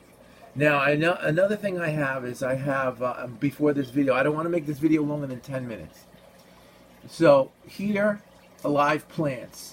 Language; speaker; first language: English; native; English